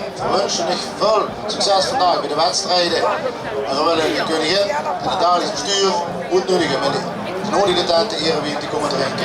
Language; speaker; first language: Dutch; native; Dutch